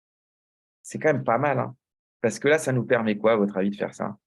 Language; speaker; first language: French; native; French